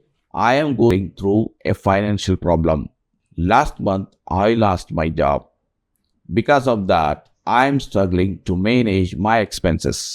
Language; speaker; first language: English; non-native, local second language; Telugu